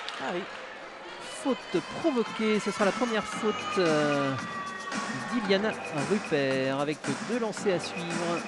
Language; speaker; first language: French; native; French